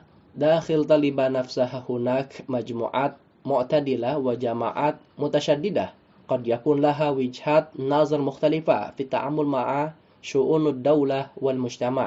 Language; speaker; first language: Arabic; non-native, fluent; Indonesian